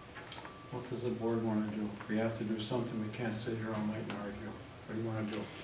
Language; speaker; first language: English; native; English